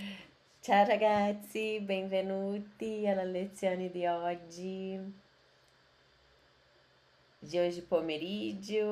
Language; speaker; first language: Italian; non-native, fluent; Portuguese